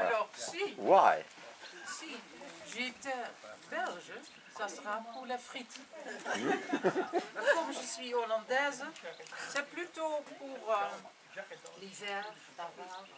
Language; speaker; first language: French; non-native, fluent; Dutch